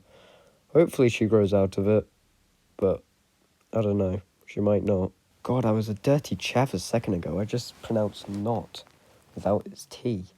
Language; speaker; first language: English; native; English